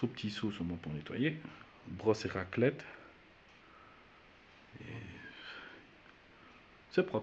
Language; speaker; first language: French; native; French